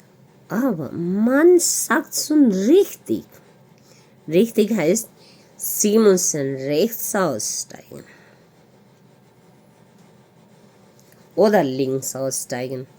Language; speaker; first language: German; non-native, learner; Hindi